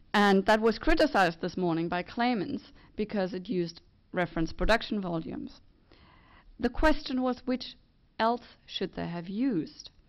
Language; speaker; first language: English; non-native, fluent; German